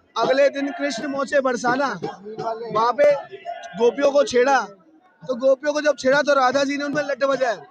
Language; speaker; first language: Hindi; native; Hindi